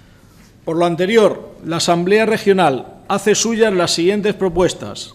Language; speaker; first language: Spanish; native; Spanish